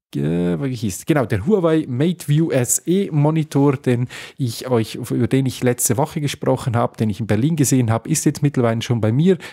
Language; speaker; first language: German; native; German